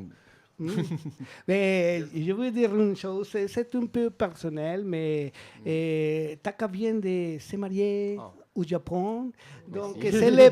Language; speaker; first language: French; non-native, learner; Spanish